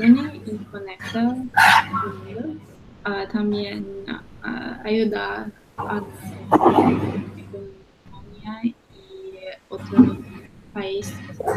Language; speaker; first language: Spanish; non-native, learner; English